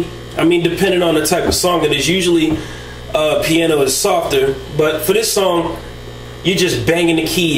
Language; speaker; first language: English; native; English